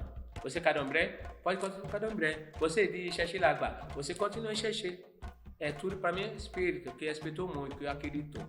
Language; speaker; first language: Portuguese; non-native, fluent; Yoruba